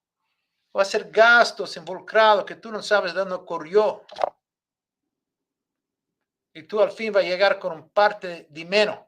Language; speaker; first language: Spanish; non-native, fluent; English